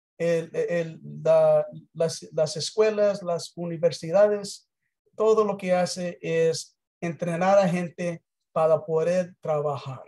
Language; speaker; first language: Spanish; early bilingual, heritage; English